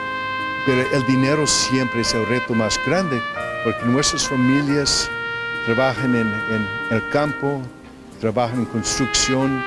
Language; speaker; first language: Spanish; non-native, fluent; English